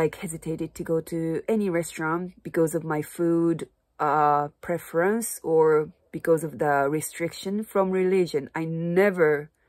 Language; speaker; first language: English; non-native, fluent; Japanese